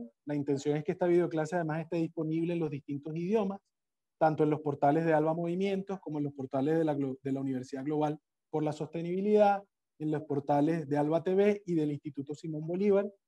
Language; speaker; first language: Spanish; native; Spanish